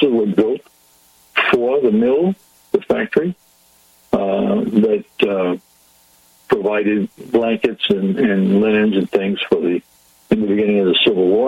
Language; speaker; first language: English; native; English